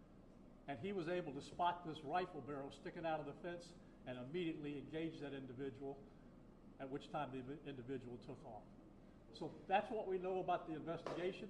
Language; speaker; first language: English; native; English